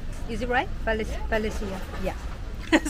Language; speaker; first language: English; non-native, learner; Korean